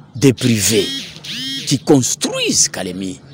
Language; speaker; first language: French; non-native, local second language; Swahili